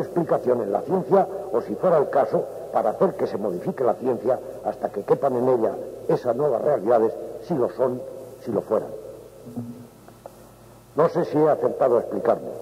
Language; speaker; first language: Spanish; native; Spanish